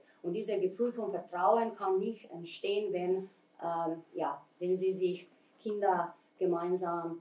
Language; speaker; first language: German; non-native, fluent; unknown